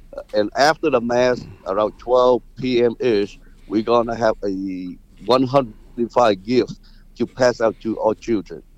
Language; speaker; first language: English; non-native, fluent; Vietnamese